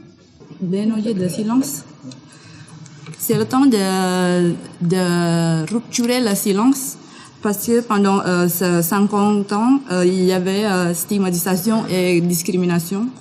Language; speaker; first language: French; non-native, fluent; Indonesian